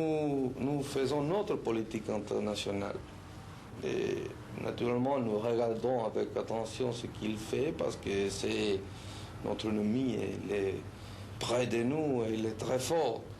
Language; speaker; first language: French; non-native, fluent; Spanish